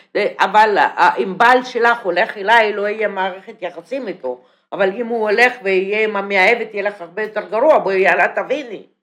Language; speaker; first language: Hebrew; non-native, fluent; Russian